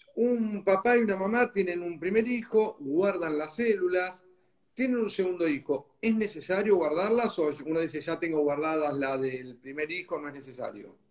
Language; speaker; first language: Spanish; native; Spanish